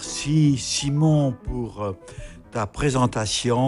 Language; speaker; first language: French; native; French